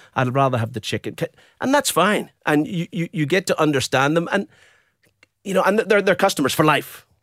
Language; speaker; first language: English; native; English